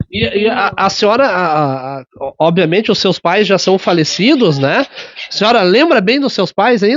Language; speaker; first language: Portuguese; native; Portuguese